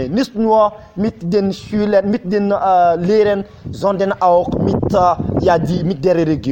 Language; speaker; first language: German; non-native, fluent; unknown